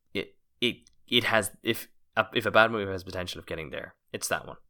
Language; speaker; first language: English; native; English